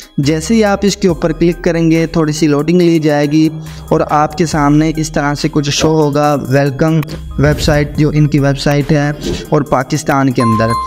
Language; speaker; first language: Urdu; non-native, local second language; Punjabi